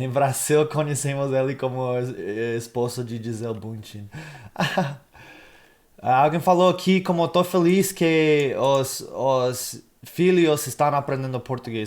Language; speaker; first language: Portuguese; non-native, fluent; English